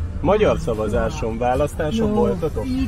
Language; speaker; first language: Hungarian; native; Hungarian